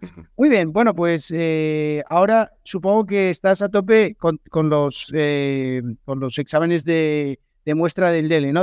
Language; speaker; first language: Spanish; native; Spanish